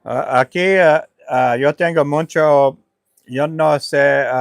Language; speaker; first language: Spanish; non-native, learner; English